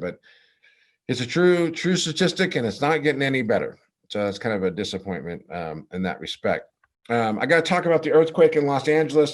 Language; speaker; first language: English; native; English